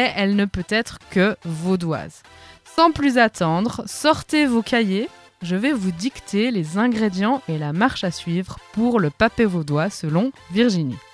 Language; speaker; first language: French; native; French